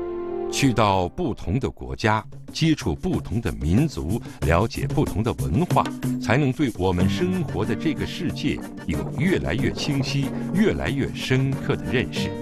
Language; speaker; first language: Chinese; native; Chinese